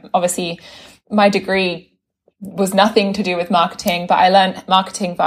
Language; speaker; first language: English; native; English